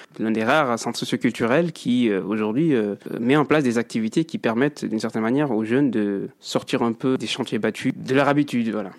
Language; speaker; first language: French; early bilingual, other home language; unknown